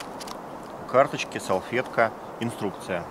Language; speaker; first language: Russian; native; Russian